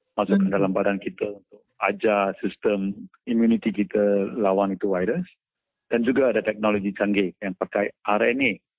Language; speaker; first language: Malay; non-native, local second language; Tamil